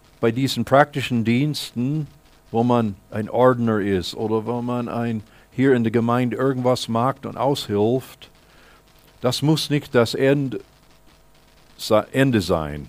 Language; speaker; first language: German; non-native, fluent; English